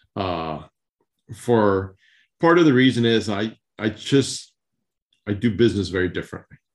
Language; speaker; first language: English; early bilingual, other home language; Spanish